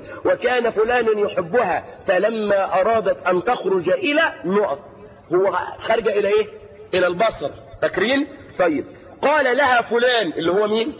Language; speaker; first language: Arabic; native; Arabic